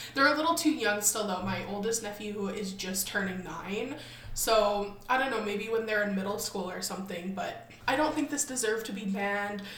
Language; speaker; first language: English; native; English